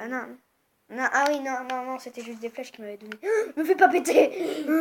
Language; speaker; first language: French; native; French